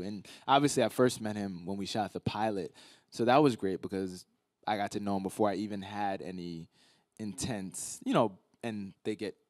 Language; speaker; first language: English; native; English